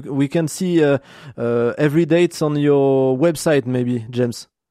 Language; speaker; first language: English; non-native, learner; French